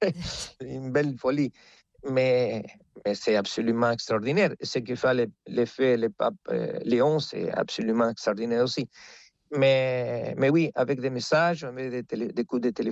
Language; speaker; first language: French; non-native, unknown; Spanish